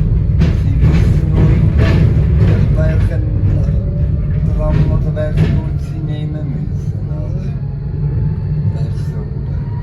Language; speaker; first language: German; non-native, fluent; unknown